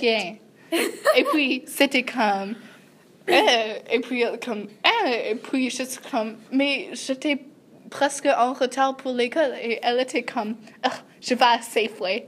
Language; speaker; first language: French; non-native, learner; English